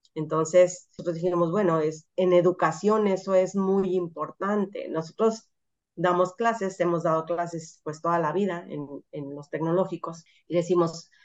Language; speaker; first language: Spanish; native; Spanish